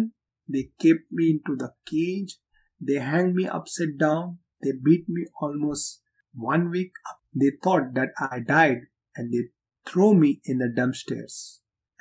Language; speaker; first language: English; non-native, local second language; Hindi